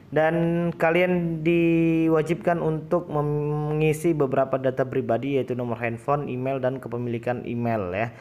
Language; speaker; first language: Indonesian; native; Indonesian